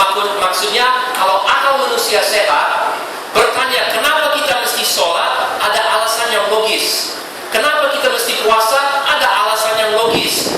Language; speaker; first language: Indonesian; non-native, fluent; English